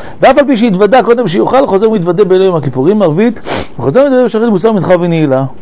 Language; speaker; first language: Hebrew; early bilingual, other home language; French